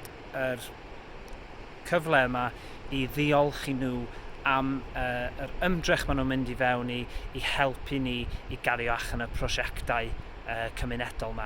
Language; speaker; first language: Welsh; native; Welsh